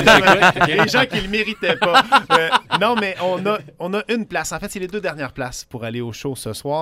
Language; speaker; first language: French; native; French